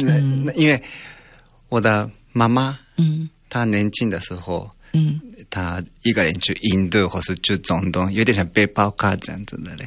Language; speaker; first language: Chinese; non-native, fluent; Japanese